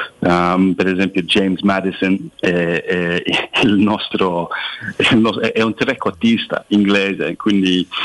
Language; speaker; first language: Italian; non-native, fluent; English